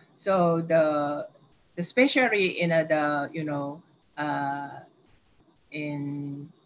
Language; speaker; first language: English; non-native, learner; Korean